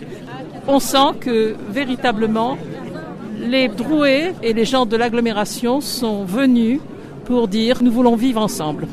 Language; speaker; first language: French; native; French